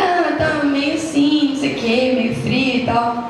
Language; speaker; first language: Portuguese; native; Portuguese